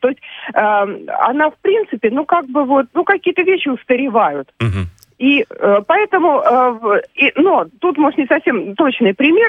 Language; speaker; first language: Russian; native; Russian